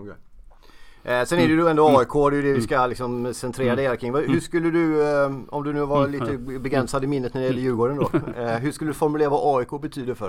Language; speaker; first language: Swedish; native; Swedish